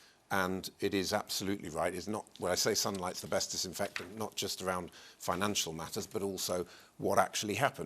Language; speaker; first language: English; native; English